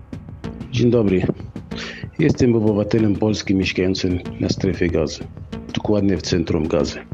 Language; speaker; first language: Polish; non-native, fluent; Arabic